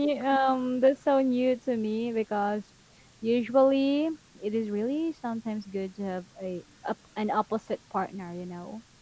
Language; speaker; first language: English; non-native, fluent; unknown